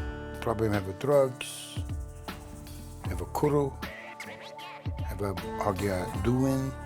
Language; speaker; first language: Welsh; non-native, learner; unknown